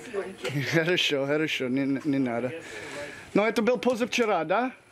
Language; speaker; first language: Russian; non-native, learner; English